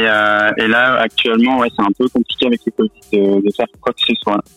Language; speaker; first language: French; native; French